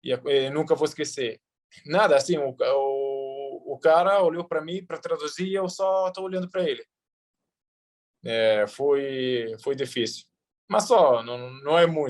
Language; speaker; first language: Portuguese; early bilingual, heritage; Arabic